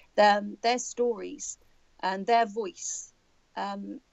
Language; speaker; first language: English; native; English